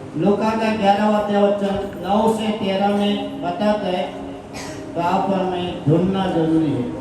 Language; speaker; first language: Hindi; non-native, local second language; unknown